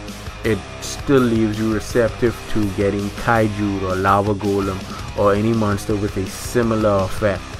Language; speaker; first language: English; native; English